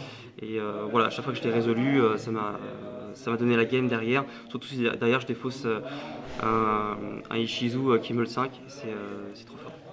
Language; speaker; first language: French; native; French